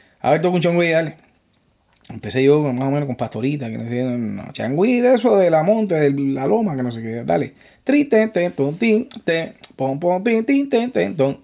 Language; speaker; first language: Spanish; native; Spanish